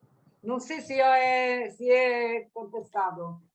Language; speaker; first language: Spanish; non-native, learner; Italian